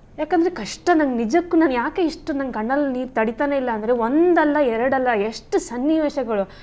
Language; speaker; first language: Kannada; native; Kannada